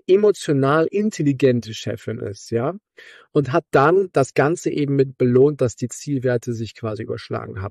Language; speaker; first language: German; native; German